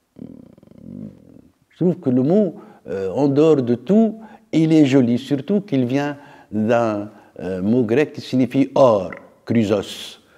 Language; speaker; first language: French; non-native, local second language; Arabic